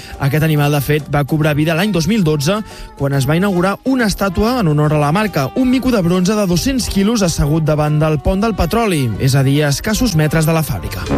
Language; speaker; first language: Catalan; native; Catalan